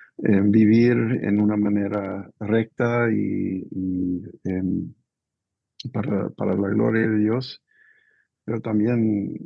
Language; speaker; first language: Spanish; non-native, fluent; English